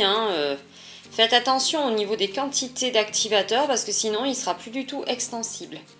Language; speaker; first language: French; native; French